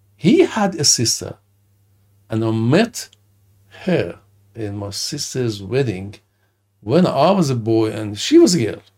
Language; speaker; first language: English; non-native, fluent; Persian